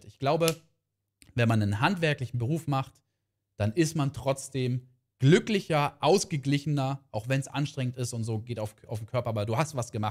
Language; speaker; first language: German; native; German